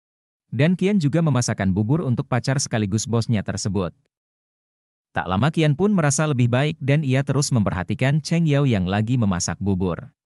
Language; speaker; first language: Indonesian; native; Indonesian